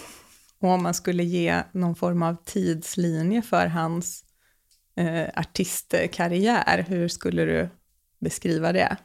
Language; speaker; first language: Swedish; native; Swedish